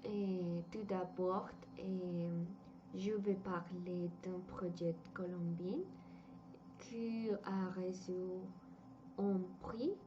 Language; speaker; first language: French; non-native, learner; Spanish